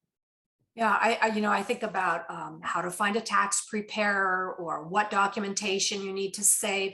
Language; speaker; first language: English; native; English